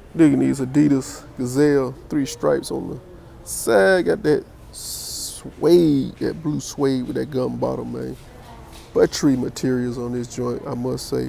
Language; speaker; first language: English; native; English